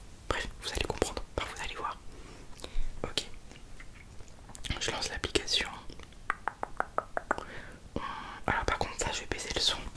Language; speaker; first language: French; native; French